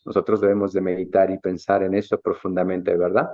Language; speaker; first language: Spanish; native; Spanish